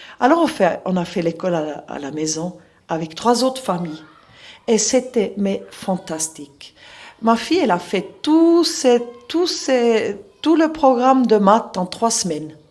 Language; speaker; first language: French; non-native, local second language; Swiss German